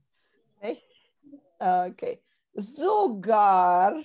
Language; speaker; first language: German; non-native, fluent; Romanian